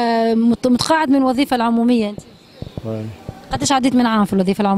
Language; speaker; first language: Arabic; native; Arabic